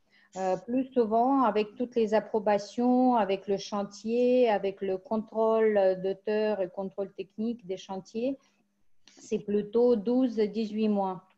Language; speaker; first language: French; non-native, fluent; Russian